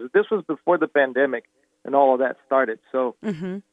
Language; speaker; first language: English; non-native, fluent; Portuguese